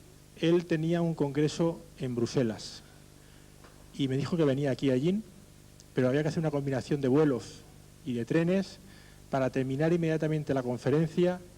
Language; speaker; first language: Spanish; native; Spanish